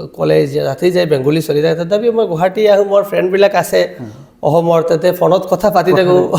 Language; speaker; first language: Assamese; non-native, local second language; Bangla